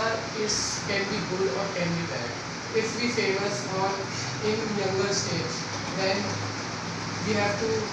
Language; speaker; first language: English; non-native, learner; Hindi